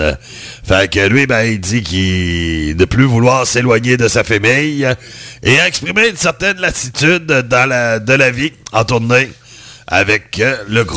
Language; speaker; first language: French; native; French